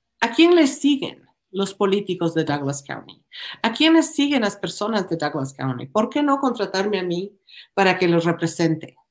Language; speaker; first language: Spanish; native; Spanish